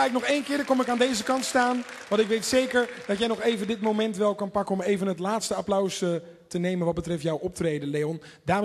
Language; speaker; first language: Dutch; native; Dutch